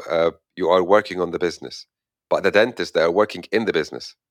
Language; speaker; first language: English; non-native, fluent; Arabic